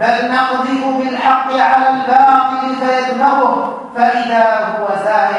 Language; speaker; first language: Arabic; native; Arabic